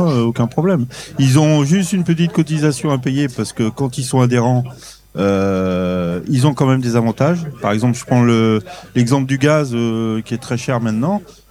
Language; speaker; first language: French; native; French